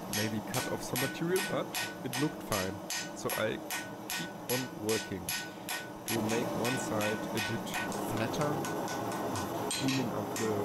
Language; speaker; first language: English; non-native, fluent; German